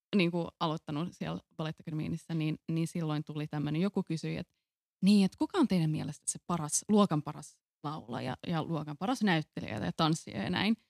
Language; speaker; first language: Finnish; non-native, local second language; Swedish